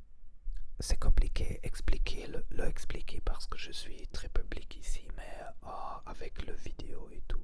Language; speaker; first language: French; non-native, learner; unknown